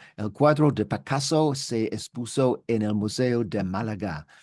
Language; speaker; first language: Spanish; non-native, learner; English